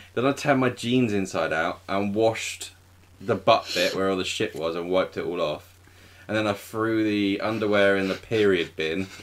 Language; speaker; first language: English; native; English